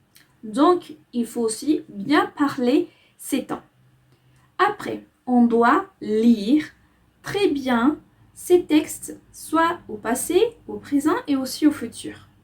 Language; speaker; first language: French; non-native, fluent; Spanish